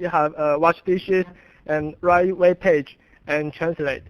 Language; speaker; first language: English; non-native, learner; Chinese